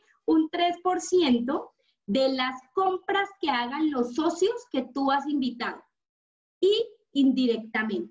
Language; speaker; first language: Spanish; native; Spanish